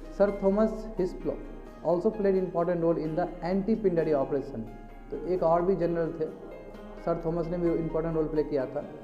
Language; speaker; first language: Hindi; non-native, local second language; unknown